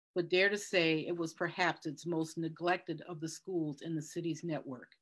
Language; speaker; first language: English; native; English